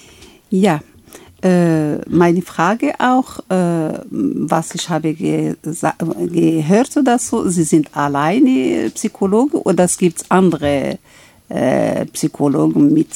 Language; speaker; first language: German; non-native, learner; Arabic